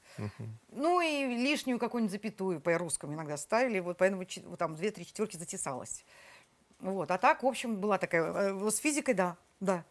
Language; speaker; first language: Russian; native; Russian